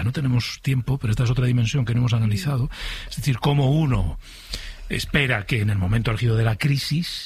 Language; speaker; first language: Spanish; native; Spanish